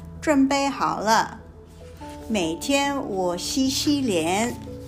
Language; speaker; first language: Chinese; non-native, fluent; English